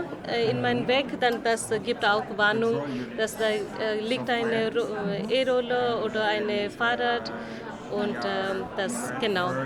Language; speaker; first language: German; non-native, learner; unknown